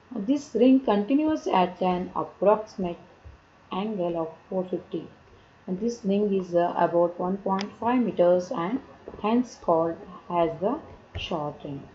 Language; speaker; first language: English; non-native, local second language; Kannada